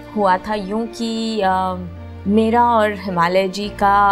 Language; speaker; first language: Hindi; non-native, local second language; Marathi